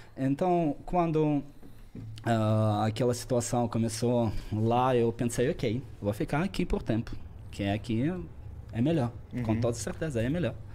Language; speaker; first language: Portuguese; non-native, fluent; Russian